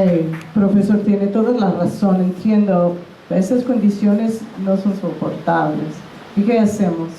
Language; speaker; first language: Spanish; non-native, fluent; English